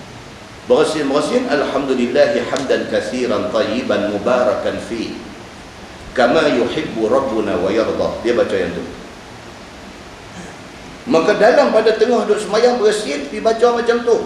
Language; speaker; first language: Malay; native; Malay